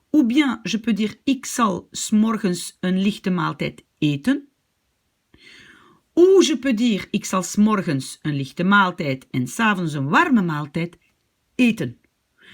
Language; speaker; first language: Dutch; non-native, fluent; French